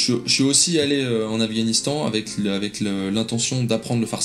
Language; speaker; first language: French; native; French